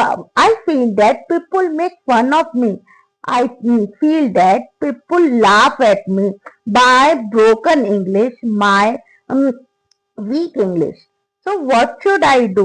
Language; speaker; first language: English; non-native, learner; Hindi